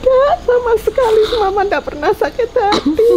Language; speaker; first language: Indonesian; native; Indonesian